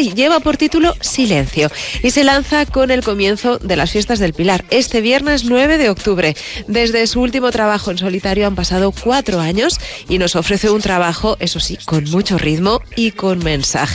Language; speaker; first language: Spanish; native; Spanish